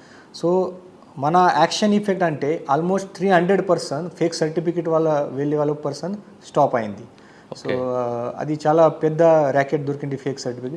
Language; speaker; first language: Telugu; non-native, fluent; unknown